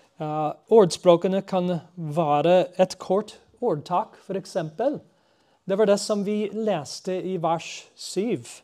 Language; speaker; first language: Norwegian; non-native, fluent; English